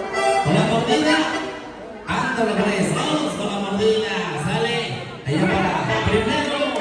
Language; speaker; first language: Spanish; native; Spanish